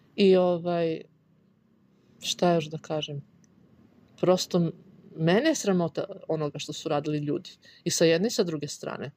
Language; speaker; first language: Serbian; native; Serbian